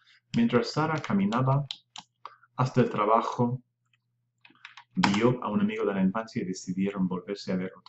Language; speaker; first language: Spanish; non-native, fluent; English